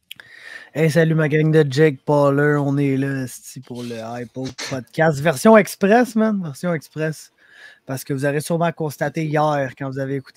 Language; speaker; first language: French; native; French